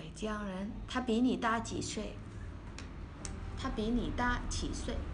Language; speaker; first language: Chinese; non-native, fluent; Vietnamese